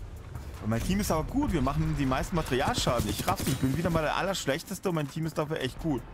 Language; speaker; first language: German; native; German